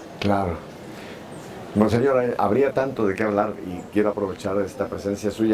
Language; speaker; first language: Spanish; native; Spanish